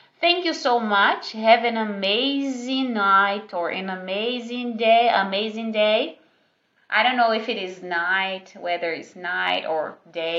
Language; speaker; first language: English; non-native, fluent; Portuguese